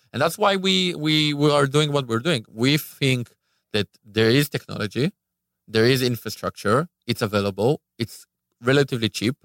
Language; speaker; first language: English; non-native, fluent; Hebrew